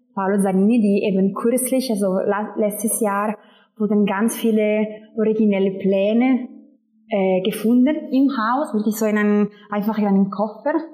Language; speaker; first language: German; non-native, local second language; Italian